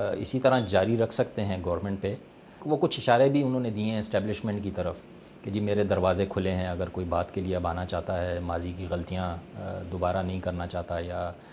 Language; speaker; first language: Urdu; native; Urdu